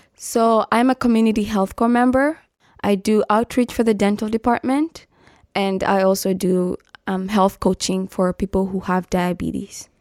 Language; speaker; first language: English; non-native, local second language; Meru